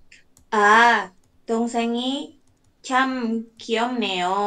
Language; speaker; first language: Korean; non-native, learner; Indonesian